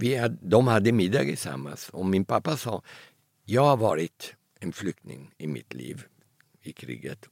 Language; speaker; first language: Swedish; early bilingual, heritage; Italian